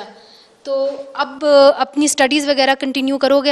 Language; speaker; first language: Urdu; native; Urdu